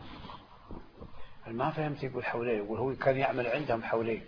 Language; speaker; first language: Arabic; native; Arabic